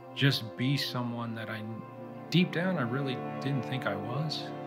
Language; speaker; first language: English; native; English